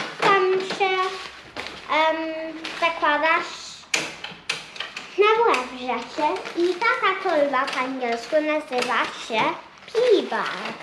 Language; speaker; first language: Polish; early bilingual, heritage; Polish